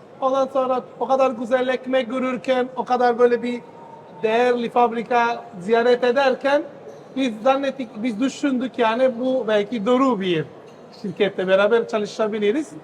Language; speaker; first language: Turkish; non-native, fluent; Italian